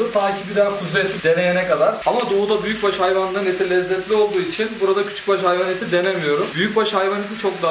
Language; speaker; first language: Turkish; native; Turkish